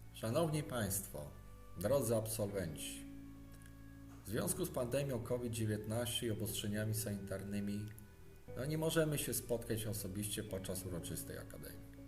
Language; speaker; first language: Polish; native; Polish